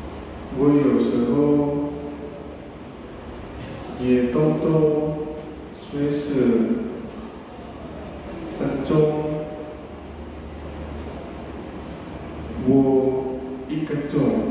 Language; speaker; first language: Chinese; non-native, learner; Indonesian